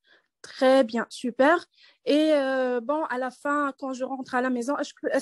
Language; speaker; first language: French; non-native, learner; Arabic